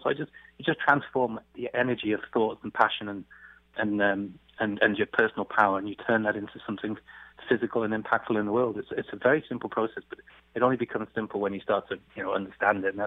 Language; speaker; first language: English; native; English